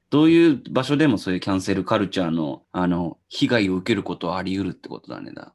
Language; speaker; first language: Japanese; native; Japanese